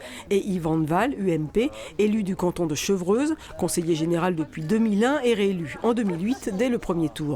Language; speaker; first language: French; native; French